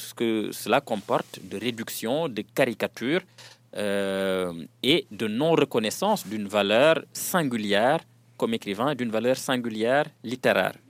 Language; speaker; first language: French; non-native, local second language; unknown